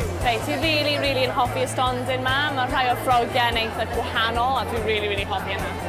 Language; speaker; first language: Welsh; native; Welsh